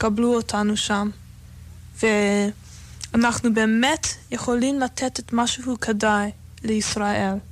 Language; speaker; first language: Hebrew; non-native, fluent; English